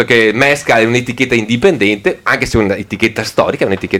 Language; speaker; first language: Italian; native; Italian